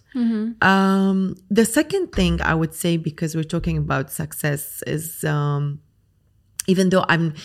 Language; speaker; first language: English; non-native, fluent; Arabic